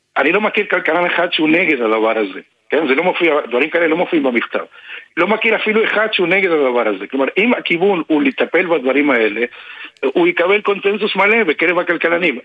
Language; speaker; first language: Hebrew; non-native, fluent; Spanish